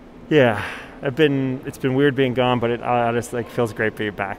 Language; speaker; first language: English; native; English